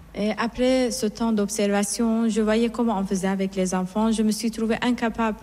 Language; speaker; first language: French; non-native, fluent; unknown